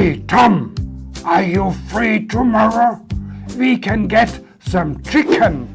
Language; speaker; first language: English; non-native, learner; German